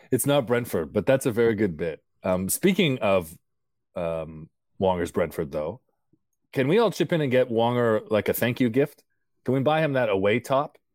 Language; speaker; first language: English; early bilingual, other home language; Portuguese